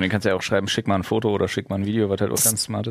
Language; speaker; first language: German; native; German